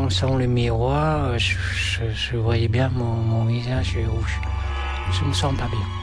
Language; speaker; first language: French; non-native, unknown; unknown